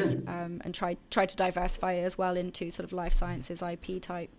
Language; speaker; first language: English; native; English